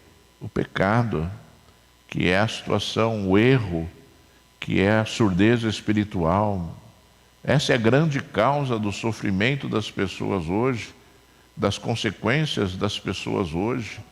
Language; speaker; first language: Portuguese; native; Portuguese